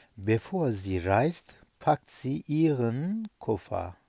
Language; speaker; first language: German; non-native, fluent; Turkish